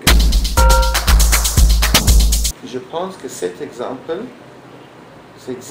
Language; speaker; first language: French; non-native, learner; Hebrew